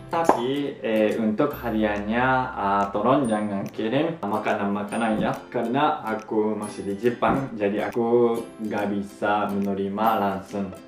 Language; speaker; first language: Indonesian; non-native, fluent; Japanese